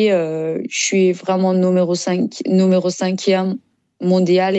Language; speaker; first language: French; non-native, learner; Persian